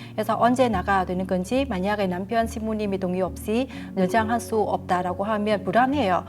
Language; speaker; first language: Korean; non-native, fluent; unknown